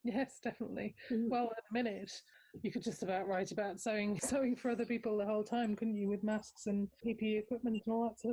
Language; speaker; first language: English; native; English